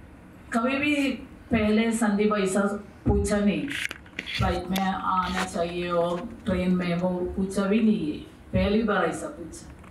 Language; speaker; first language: Hindi; non-native, local second language; Malayalam